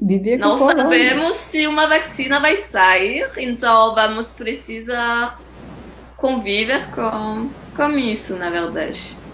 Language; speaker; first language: Portuguese; non-native, fluent; French